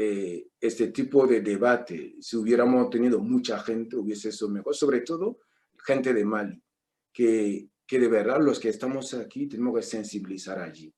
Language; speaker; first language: Spanish; non-native, fluent; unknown